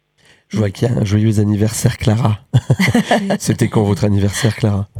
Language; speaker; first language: French; native; French